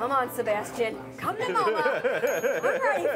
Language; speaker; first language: English; native; English